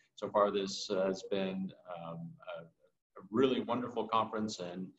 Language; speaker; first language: English; native; English